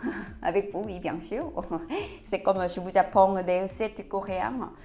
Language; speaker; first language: French; non-native, learner; Korean